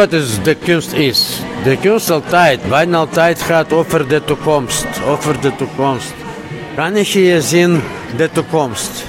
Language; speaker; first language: Dutch; non-native, learner; Russian